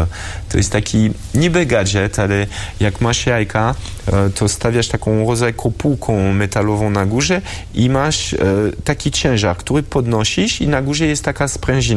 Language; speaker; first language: Polish; early bilingual, heritage; French